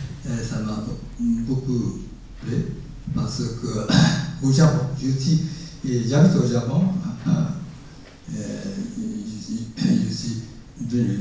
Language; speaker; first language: French; non-native, fluent; Japanese